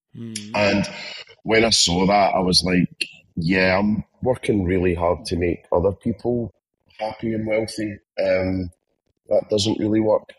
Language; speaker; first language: English; native; English